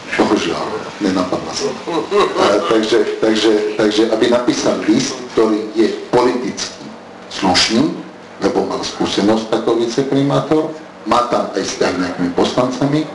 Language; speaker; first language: Slovak; early bilingual, heritage; Arabic